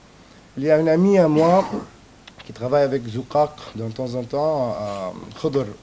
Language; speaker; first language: French; non-native, fluent; Arabic